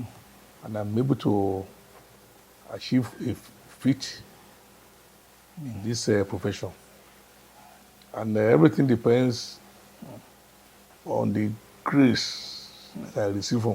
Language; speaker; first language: English; non-native, local second language; Yoruba